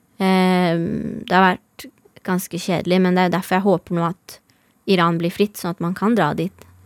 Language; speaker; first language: Norwegian; early bilingual, other home language; Persian